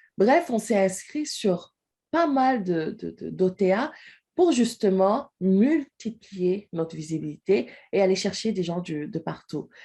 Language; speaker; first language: French; non-native, local second language; Wolof